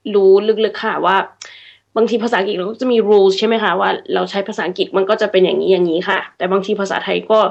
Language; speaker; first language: Thai; early bilingual, heritage; English